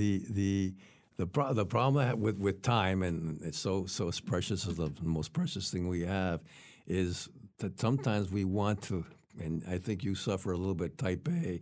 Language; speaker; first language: English; native; English